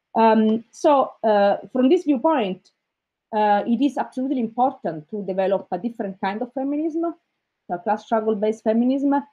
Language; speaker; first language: English; non-native, fluent; Italian